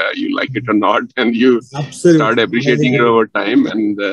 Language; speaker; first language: English; non-native, local second language; Punjabi